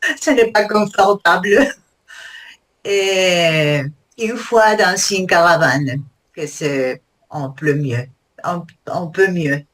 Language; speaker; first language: French; non-native, learner; Spanish